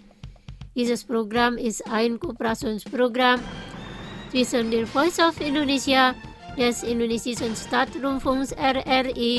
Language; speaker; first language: German; non-native, fluent; Indonesian